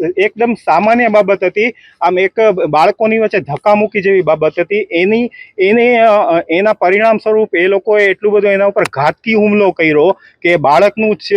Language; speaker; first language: Gujarati; non-native, local second language; Sindhi